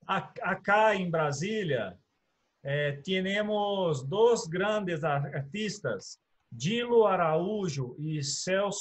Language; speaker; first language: Spanish; non-native, learner; Portuguese